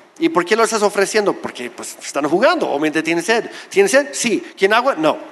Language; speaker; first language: Spanish; non-native, fluent; English